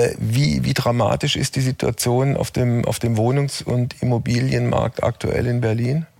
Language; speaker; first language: German; native; German